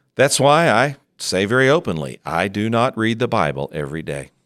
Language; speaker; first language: English; native; English